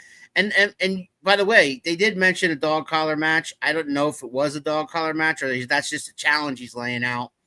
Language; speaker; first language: English; native; English